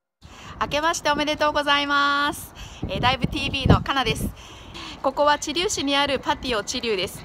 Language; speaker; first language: Japanese; native; Japanese